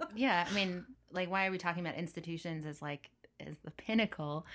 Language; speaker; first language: English; native; English